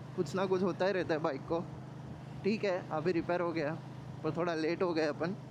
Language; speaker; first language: Hindi; non-native, local second language; Marathi